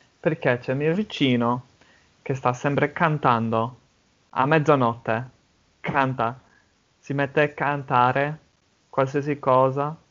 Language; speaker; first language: Italian; non-native, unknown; English